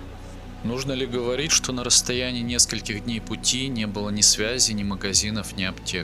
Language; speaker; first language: Russian; native; Russian